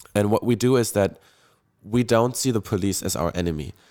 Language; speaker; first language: English; non-native, fluent; German